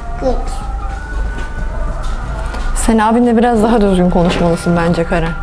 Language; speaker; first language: Turkish; native; Turkish